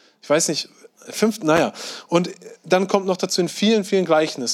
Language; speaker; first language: German; native; German